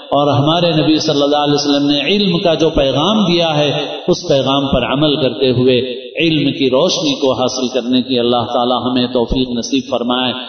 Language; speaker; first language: Urdu; native; Urdu